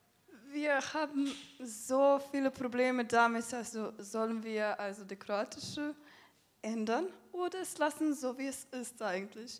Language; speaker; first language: German; non-native, fluent; Serbian